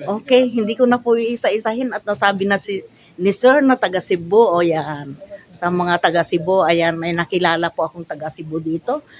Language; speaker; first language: Filipino; non-native, local second language; Cebuano